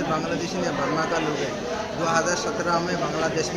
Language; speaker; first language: Hindi; non-native, learner; Rohingya